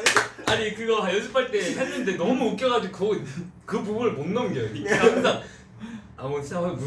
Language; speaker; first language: Korean; early bilingual, heritage; Korean